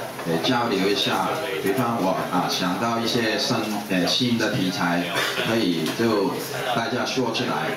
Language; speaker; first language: Chinese; non-native, local second language; Cantonese